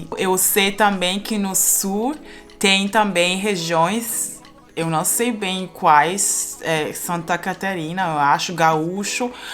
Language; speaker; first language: Portuguese; non-native, fluent; Spanish